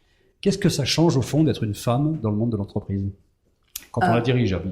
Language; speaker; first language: French; native; French